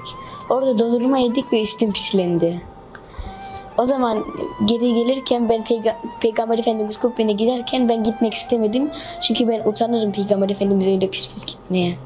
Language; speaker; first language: Turkish; early bilingual, heritage; Turkish